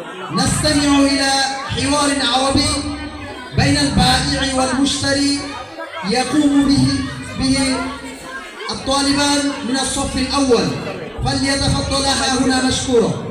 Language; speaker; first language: Arabic; non-native, learner; Bangla